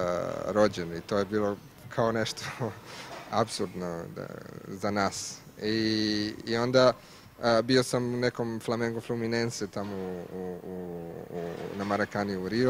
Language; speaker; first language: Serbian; non-native, learner; Italian